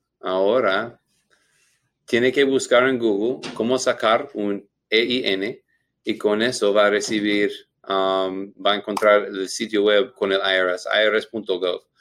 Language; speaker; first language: Spanish; non-native, learner; English